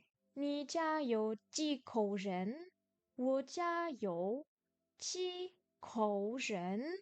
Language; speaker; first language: Chinese; non-native, learner; French